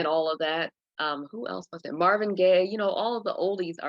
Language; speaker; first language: English; native; English